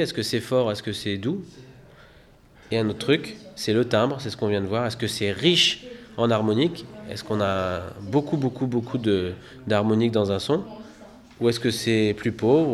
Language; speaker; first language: French; native; French